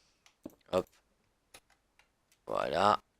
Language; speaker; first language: French; native; French